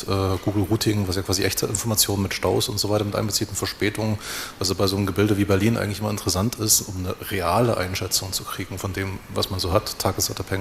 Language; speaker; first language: German; native; German